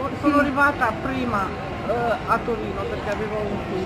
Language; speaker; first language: Italian; non-native, fluent; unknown